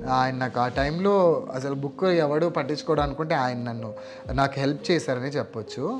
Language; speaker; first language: Telugu; non-native, local second language; Lambadi